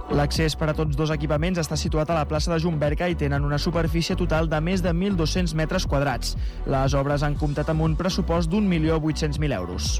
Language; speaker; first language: Catalan; native; Catalan